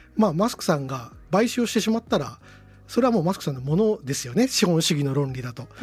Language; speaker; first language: Japanese; native; Japanese